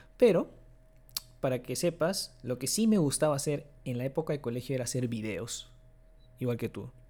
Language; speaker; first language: Spanish; early bilingual, other home language; Japanese